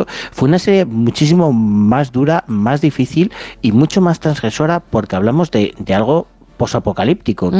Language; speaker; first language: Spanish; native; Spanish